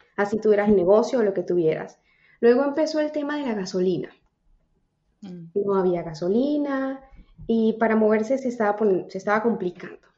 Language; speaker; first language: Spanish; native; Spanish